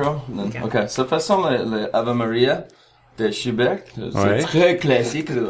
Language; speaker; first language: French; non-native, learner; Russian